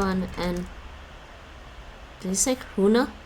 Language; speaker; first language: Dutch; non-native, learner; English